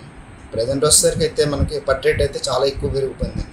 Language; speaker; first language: Telugu; native; Telugu